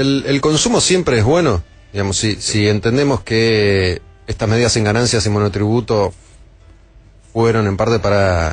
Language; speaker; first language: Spanish; native; Spanish